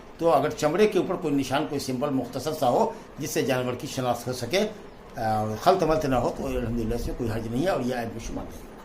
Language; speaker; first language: Urdu; native; Urdu